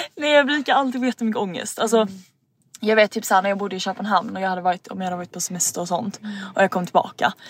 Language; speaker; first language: Swedish; native; Swedish